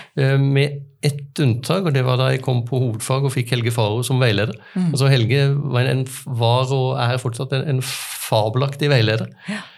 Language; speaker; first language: Norwegian; native; Norwegian